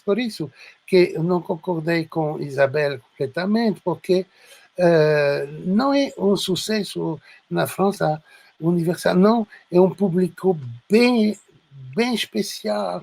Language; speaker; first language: Portuguese; non-native, fluent; French